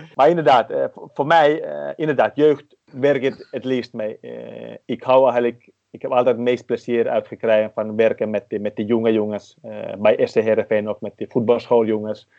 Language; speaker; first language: Dutch; non-native, fluent; Finnish